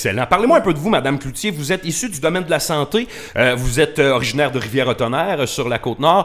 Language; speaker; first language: French; native; French